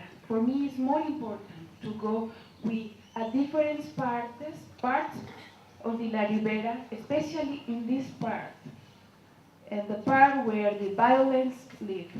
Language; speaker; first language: English; non-native, learner; Spanish